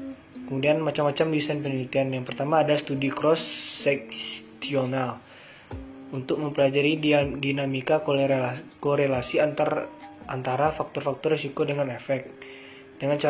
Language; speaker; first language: Indonesian; native; Indonesian